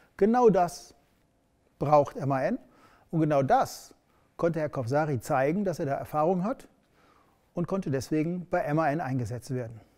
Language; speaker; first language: German; native; German